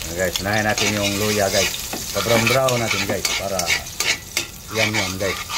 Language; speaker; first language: Filipino; non-native, local second language; Cebuano